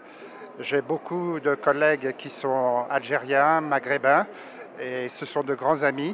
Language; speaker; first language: French; native; French